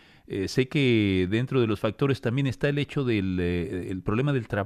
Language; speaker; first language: Spanish; native; Spanish